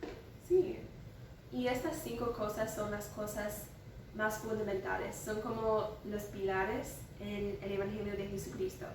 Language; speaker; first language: Spanish; non-native, fluent; English